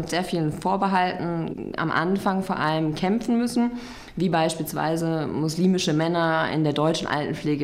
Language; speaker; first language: German; native; German